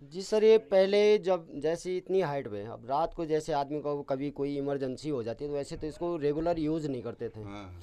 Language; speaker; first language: Hindi; non-native, local second language; Garhwali